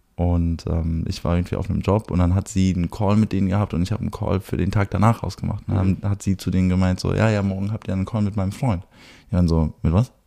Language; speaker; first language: German; early bilingual, heritage; German